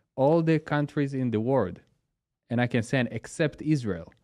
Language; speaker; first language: English; non-native, fluent; Hebrew